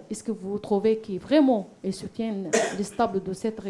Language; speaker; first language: French; non-native, fluent; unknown